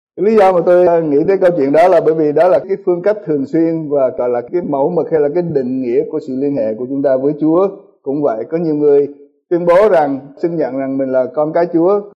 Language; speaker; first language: Vietnamese; early bilingual, heritage; Vietnamese